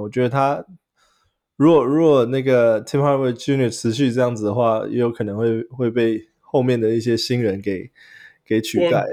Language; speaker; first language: Chinese; native; Chinese